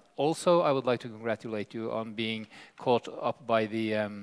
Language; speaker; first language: English; non-native, fluent; Norwegian